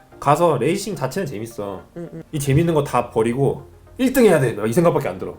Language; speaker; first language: Korean; native; Korean